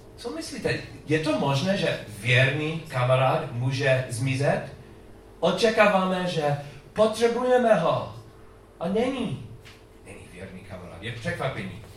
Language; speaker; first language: Czech; non-native, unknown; English